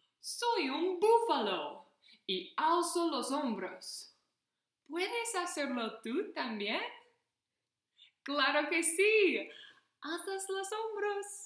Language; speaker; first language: Spanish; non-native, fluent; English